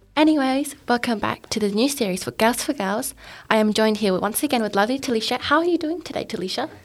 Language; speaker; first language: English; native; English